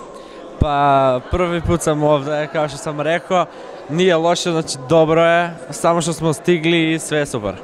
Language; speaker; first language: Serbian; non-native, learner; Macedonian